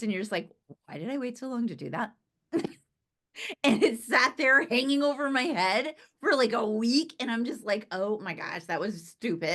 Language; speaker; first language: English; native; English